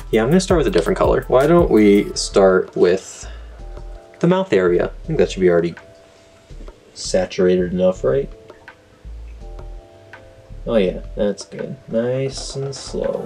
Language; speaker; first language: English; native; English